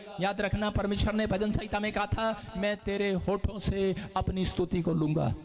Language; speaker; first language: Hindi; non-native, local second language; Punjabi